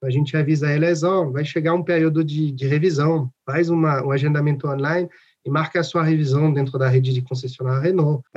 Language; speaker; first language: Portuguese; non-native, fluent; French